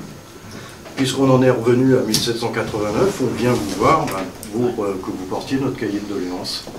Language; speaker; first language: French; native; French